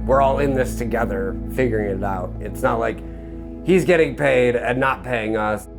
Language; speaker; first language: English; native; English